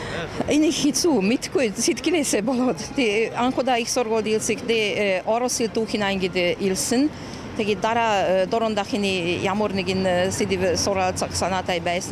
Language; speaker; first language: Mongolian; non-native, fluent; Hungarian